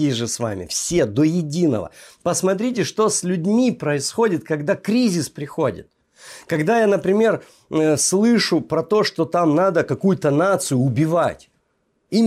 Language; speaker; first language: Russian; native; Russian